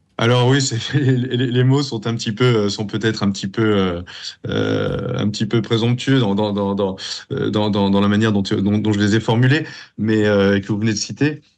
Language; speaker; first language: French; native; French